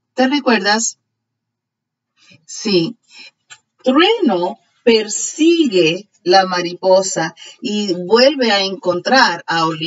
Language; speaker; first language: Spanish; early bilingual, heritage; Spanish